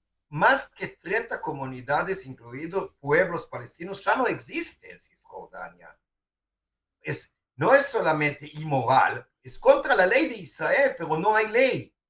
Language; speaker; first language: Spanish; non-native, fluent; Hebrew